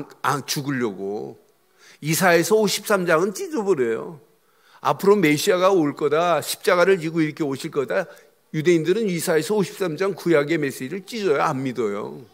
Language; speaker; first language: Korean; native; Korean